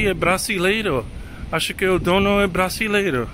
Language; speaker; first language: Portuguese; non-native, learner; English